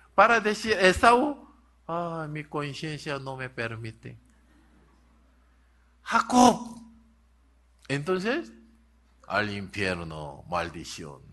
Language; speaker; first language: Spanish; non-native, learner; Korean